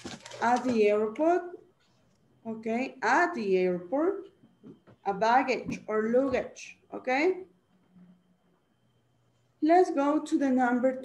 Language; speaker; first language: English; non-native, learner; Spanish